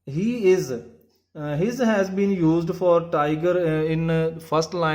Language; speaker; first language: English; non-native, local second language; Punjabi